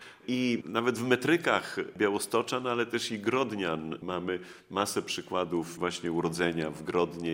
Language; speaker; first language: Polish; native; Polish